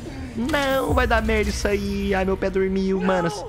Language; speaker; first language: Portuguese; native; Portuguese